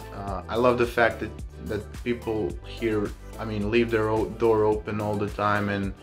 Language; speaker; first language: English; non-native, fluent; Serbian